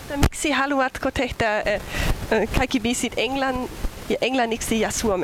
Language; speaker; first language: Finnish; non-native, learner; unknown